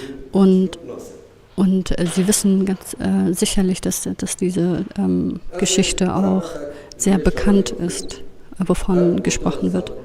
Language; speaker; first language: German; non-native, fluent; Kurdish